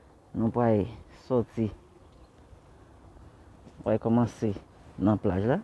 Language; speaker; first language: French; non-native, learner; Haitian Creole